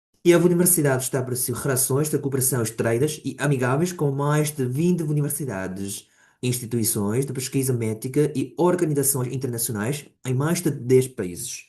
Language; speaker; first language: Portuguese; non-native, fluent; Chinese